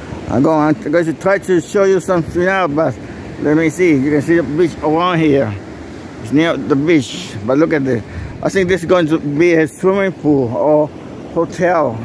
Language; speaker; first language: English; non-native, fluent; Spanish